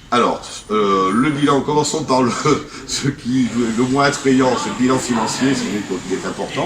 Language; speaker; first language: French; native; French